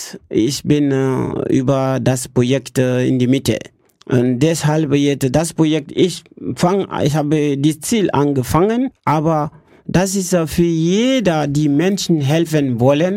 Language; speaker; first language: German; non-native, learner; French